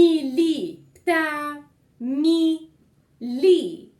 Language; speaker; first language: Arabic; native; Arabic